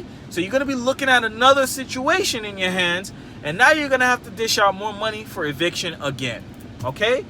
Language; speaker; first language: English; native; English